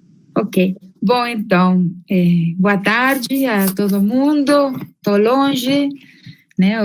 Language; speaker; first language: Portuguese; non-native, fluent; Spanish